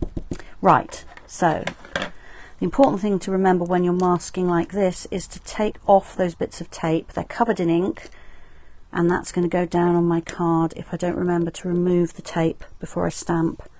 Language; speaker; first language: English; native; English